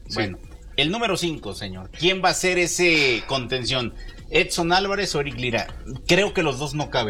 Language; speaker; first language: Spanish; native; Spanish